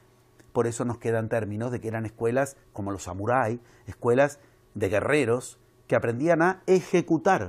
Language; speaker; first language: Spanish; native; Spanish